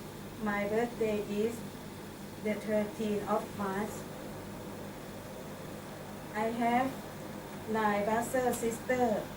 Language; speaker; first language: English; non-native, learner; Thai